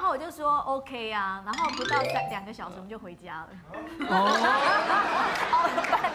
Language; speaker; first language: Chinese; native; Chinese